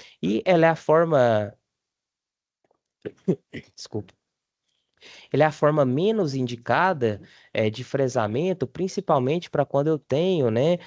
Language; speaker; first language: Portuguese; native; Portuguese